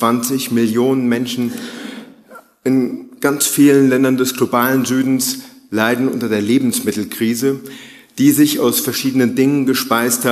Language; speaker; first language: German; native; German